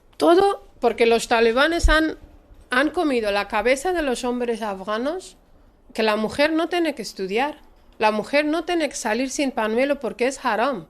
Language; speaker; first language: Spanish; non-native, fluent; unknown